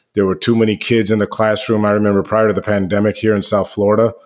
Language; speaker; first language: English; native; English